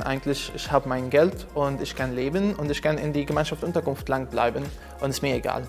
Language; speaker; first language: German; non-native, fluent; Arabic